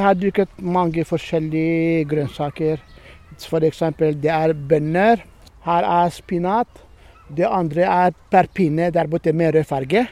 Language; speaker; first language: Norwegian; non-native, learner; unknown